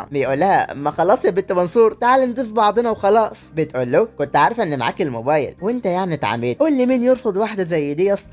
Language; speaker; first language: Arabic; native; Arabic